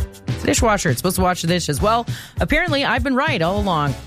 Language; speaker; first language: English; native; English